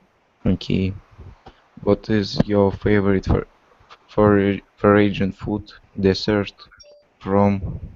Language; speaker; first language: English; non-native, learner; Russian